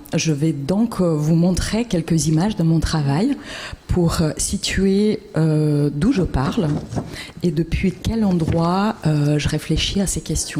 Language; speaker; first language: French; non-native, fluent; Russian